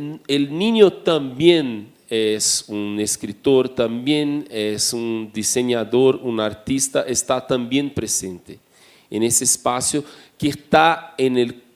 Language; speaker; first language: Spanish; non-native, fluent; Portuguese